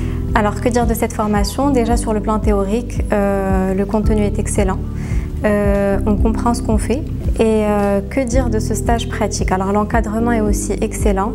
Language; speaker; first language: French; non-native, local second language; Arabic